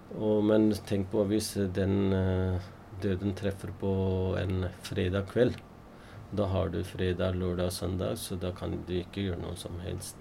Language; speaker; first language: Norwegian; non-native, fluent; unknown